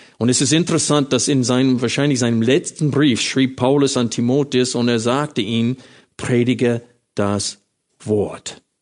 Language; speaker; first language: German; non-native, fluent; English